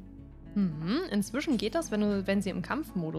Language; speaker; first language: German; native; German